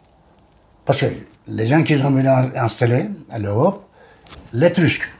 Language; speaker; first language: French; non-native, learner; Turkish